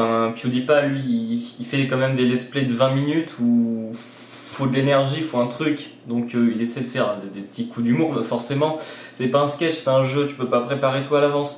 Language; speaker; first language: French; native; French